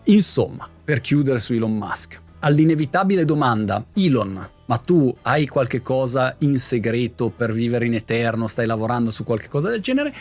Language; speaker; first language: Italian; native; Italian